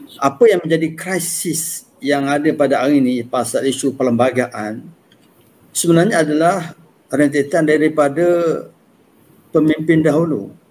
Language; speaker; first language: Malay; native; Malay